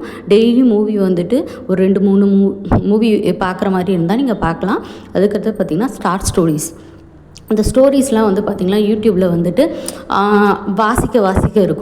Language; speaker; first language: Tamil; native; Tamil